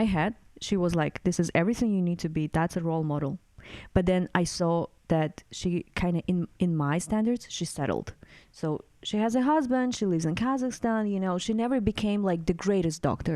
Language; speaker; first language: English; non-native, fluent; Russian